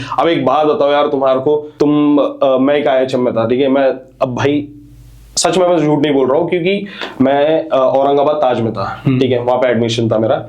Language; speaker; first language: Hindi; non-native, local second language; Marathi